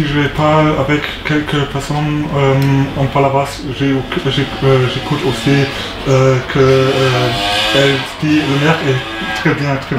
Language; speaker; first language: French; non-native, learner; German